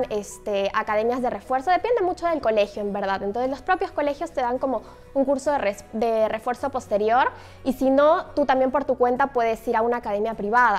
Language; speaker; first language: Spanish; native; Spanish